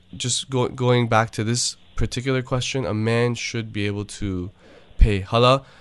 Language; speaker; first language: English; early bilingual, other home language; Persian